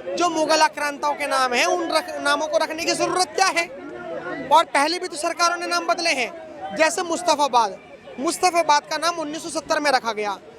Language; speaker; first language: Hindi; native; Hindi